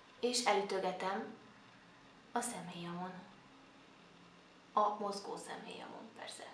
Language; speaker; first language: Hungarian; native; Hungarian